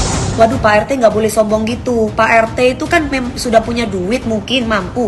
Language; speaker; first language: Indonesian; native; Indonesian